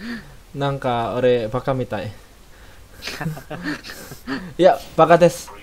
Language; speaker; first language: Japanese; non-native, learner; Indonesian